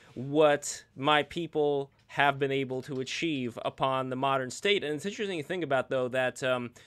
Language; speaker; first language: English; early bilingual, other home language; Russian